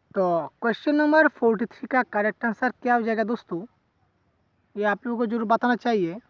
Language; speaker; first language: Hindi; non-native, local second language; Bangla